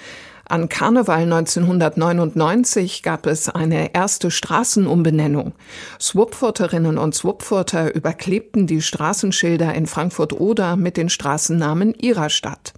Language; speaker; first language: German; native; German